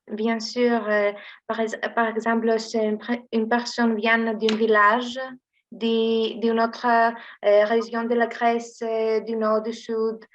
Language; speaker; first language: French; non-native, learner; Greek